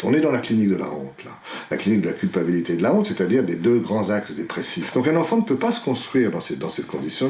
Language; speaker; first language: French; native; French